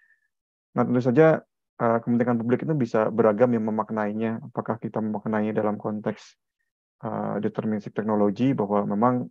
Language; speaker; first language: Indonesian; native; Indonesian